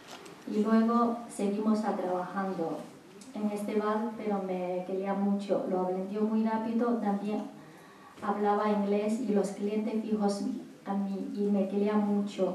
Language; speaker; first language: Spanish; non-native, learner; Chinese